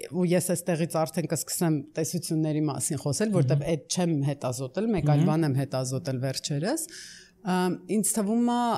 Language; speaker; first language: Armenian; early bilingual, heritage; Armenian